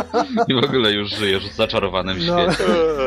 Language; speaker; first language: Polish; native; Polish